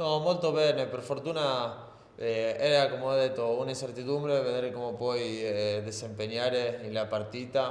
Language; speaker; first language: Italian; non-native, learner; Spanish